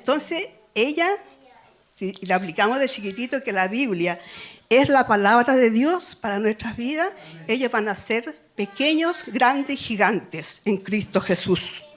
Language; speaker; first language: Spanish; native; Spanish